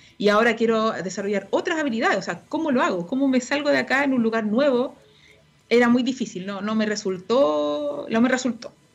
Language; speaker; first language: Spanish; native; Spanish